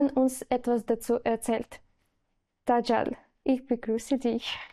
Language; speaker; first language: German; non-native, learner; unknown